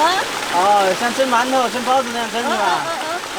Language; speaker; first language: Chinese; native; Chinese